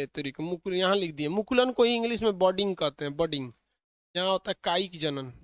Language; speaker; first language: Hindi; native; Hindi